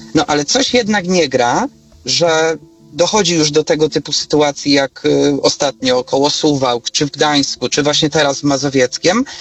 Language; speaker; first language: Polish; native; Polish